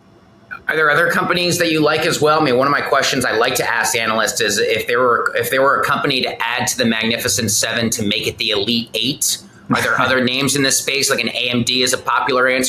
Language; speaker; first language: English; native; English